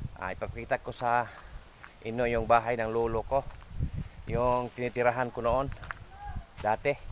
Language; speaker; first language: Filipino; non-native, local second language; Cebuano